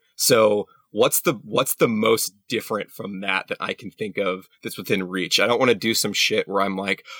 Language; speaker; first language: English; native; English